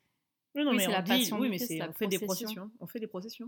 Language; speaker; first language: French; native; French